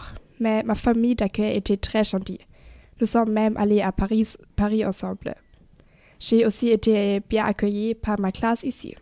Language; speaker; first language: French; non-native, fluent; German